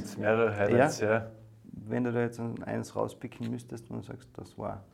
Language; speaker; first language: German; native; German